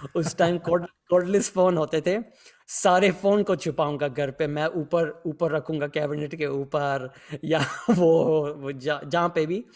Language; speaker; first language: Hindi; early bilingual, heritage; Hindi